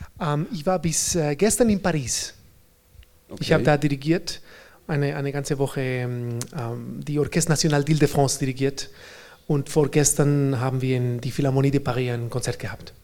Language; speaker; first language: German; non-native, fluent; Spanish